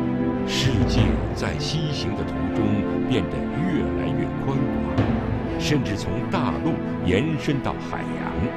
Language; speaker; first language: Chinese; native; Chinese